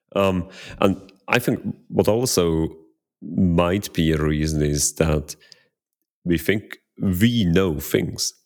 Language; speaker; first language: English; non-native, fluent; Swiss German